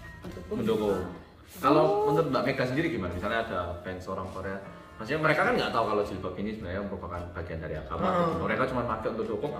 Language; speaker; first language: Indonesian; native; Indonesian